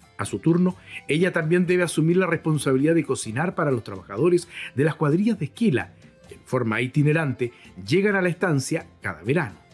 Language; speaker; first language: Spanish; native; Spanish